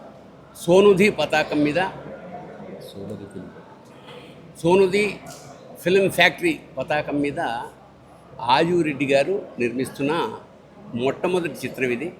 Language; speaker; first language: Telugu; native; Telugu